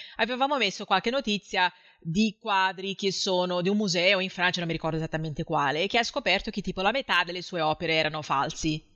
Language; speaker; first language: Italian; non-native, fluent; Portuguese